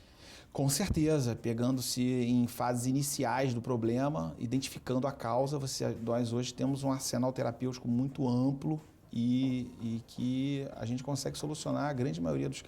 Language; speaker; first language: Portuguese; native; Portuguese